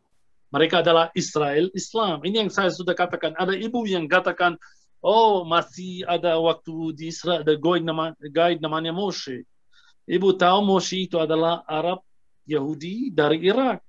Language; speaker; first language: Indonesian; non-native, fluent; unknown